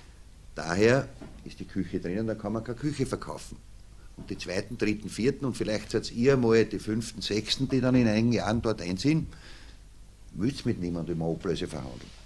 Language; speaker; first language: German; native; German